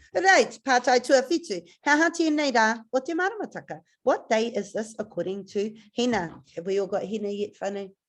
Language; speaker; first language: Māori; non-native, local second language; English